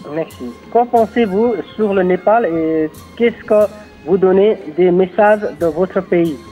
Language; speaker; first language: French; non-native, learner; Nepali